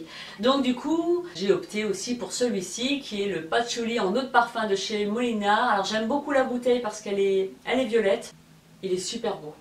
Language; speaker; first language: French; native; French